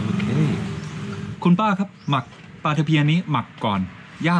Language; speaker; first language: Thai; non-native, fluent; English